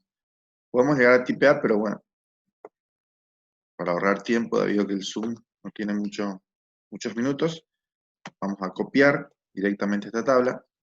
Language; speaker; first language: Spanish; native; Spanish